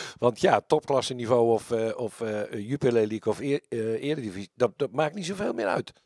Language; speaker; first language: Dutch; native; Dutch